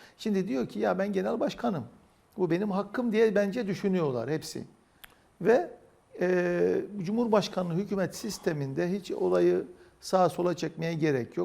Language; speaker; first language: Turkish; native; Turkish